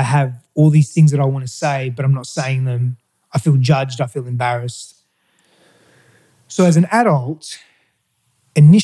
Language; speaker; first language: English; early bilingual, other home language; Greek